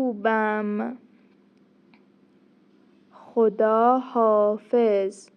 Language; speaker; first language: Persian; non-native, fluent; Turkish